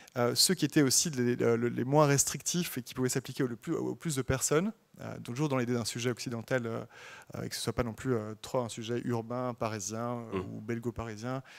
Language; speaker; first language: French; native; French